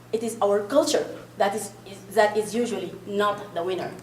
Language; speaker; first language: English; non-native, fluent; Arabic